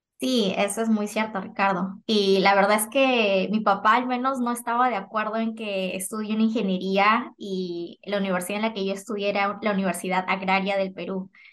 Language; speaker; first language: Spanish; native; Spanish